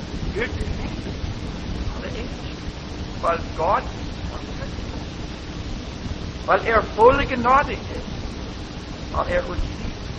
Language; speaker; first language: German; non-native, fluent; English